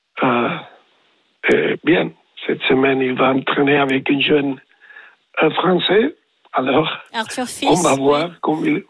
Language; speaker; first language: French; non-native, learner; Spanish